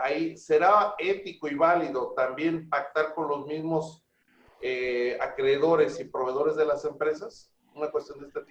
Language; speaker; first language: Spanish; native; Spanish